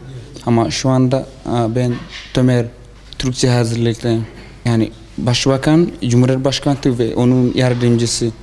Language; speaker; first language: Turkish; non-native, learner; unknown